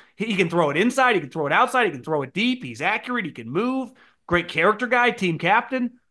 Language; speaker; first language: English; native; English